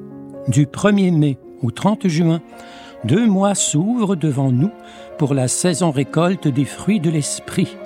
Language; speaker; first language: French; native; French